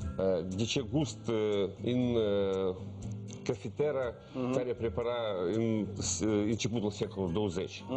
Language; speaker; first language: Romanian; non-native, learner; Russian